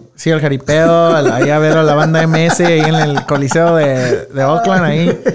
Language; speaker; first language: Spanish; early bilingual, heritage; Spanish